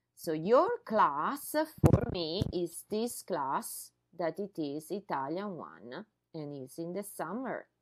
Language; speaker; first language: English; non-native, fluent; Italian